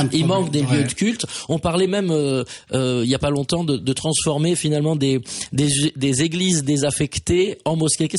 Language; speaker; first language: French; native; French